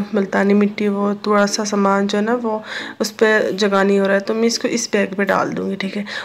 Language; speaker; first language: Hindi; non-native, local second language; Assamese